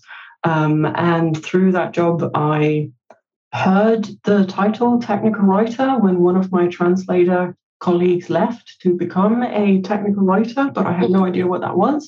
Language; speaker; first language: English; non-native, fluent; Danish